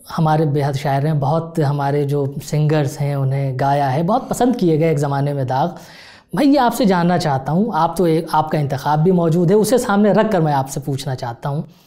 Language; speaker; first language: Hindi; native; Hindi